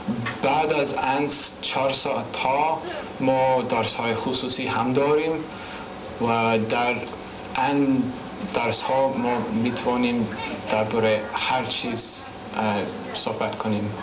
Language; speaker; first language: Persian; non-native, learner; English